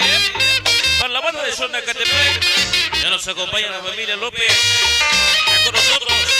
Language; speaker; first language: Spanish; native; Spanish